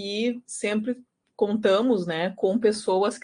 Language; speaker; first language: Portuguese; native; Portuguese